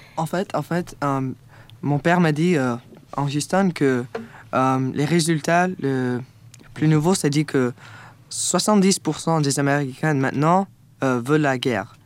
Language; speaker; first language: French; non-native, learner; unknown